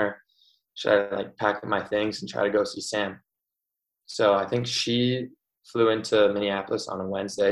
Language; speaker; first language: English; native; English